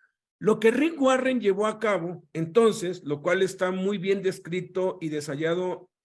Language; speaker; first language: Spanish; native; Spanish